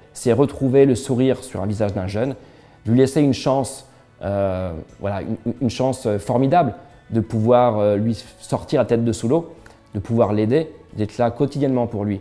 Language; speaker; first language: French; native; French